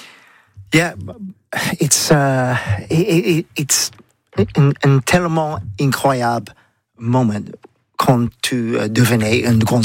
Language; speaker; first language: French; non-native, learner; English